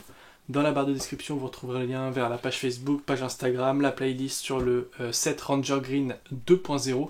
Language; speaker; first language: French; native; French